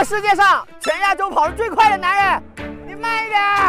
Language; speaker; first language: Chinese; non-native, local second language; Cantonese